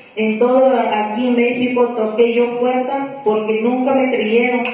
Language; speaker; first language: Spanish; non-native, local second language; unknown